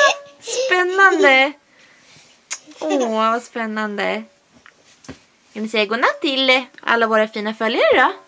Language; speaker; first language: Swedish; native; Swedish